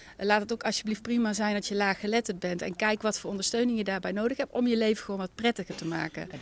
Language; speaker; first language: Dutch; native; Dutch